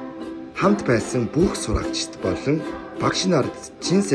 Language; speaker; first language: Mongolian; non-native, fluent; Korean